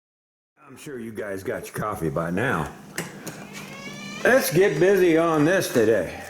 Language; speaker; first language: English; native; English